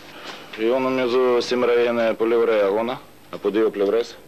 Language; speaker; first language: Greek; non-native, learner; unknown